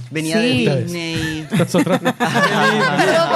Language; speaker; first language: Spanish; native; Spanish